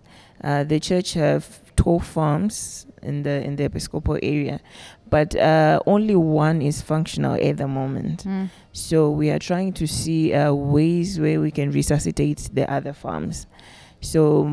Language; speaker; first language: English; non-native, local second language; Shona